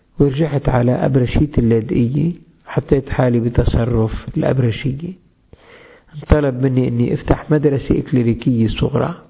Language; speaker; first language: Arabic; native; Arabic